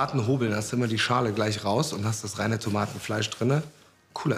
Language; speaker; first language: German; native; German